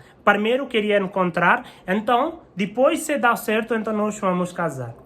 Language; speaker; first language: Portuguese; non-native, learner; Hindi